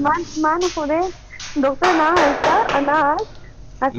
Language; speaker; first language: Persian; non-native, learner; Urdu